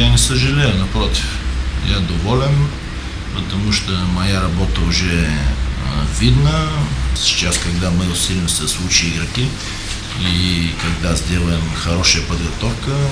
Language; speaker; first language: Russian; non-native, learner; Romanian